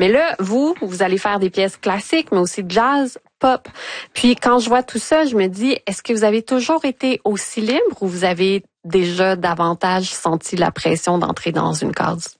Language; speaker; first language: French; native; French